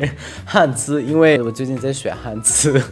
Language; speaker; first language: Chinese; non-native, fluent; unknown